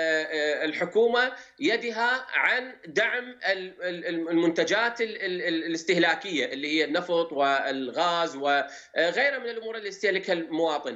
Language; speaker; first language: Arabic; native; Arabic